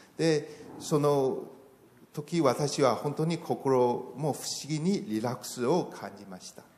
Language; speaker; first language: Japanese; non-native, fluent; Chinese